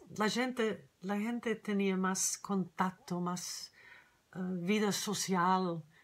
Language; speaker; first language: Spanish; non-native, learner; English